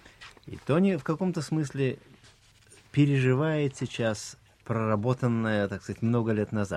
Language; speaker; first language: Russian; native; Russian